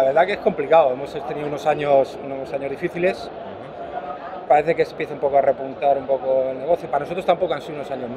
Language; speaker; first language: Spanish; native; Spanish